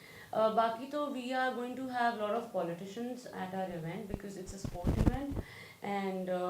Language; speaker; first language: Hindi; native; Hindi